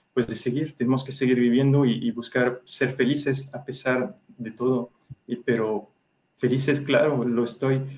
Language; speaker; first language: Spanish; non-native, fluent; French